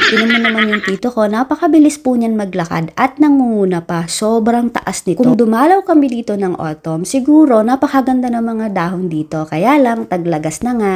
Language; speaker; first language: Filipino; native; Filipino